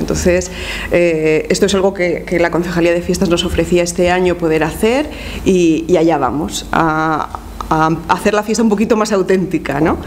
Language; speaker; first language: Spanish; native; Spanish